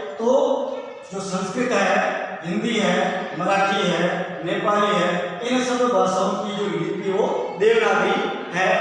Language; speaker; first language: Hindi; native; Hindi